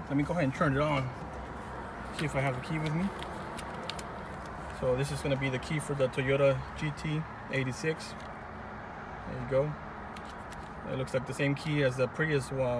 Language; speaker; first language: English; native; English